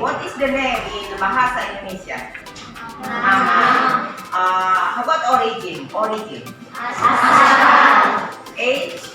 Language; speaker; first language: English; non-native, fluent; Indonesian